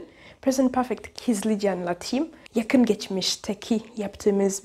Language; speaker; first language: Turkish; non-native, fluent; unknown